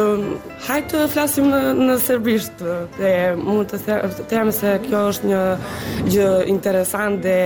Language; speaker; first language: Albanian; non-native, learner; Serbian